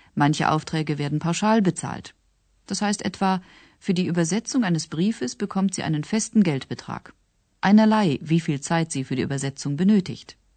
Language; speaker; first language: German; native; German